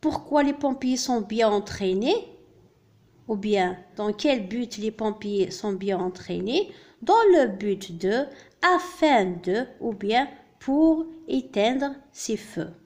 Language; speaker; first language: French; non-native, local second language; Arabic